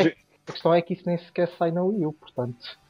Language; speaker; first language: Portuguese; native; Portuguese